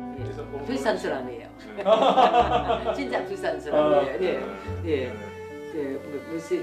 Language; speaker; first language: Korean; non-native, fluent; English